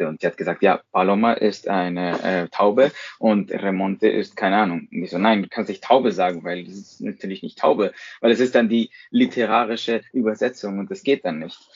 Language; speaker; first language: German; non-native, fluent; Spanish